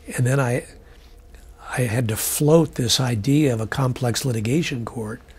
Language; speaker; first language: English; native; English